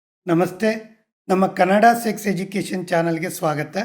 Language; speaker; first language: Kannada; native; Kannada